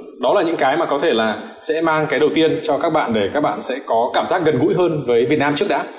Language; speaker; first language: Vietnamese; early bilingual, heritage; Vietnamese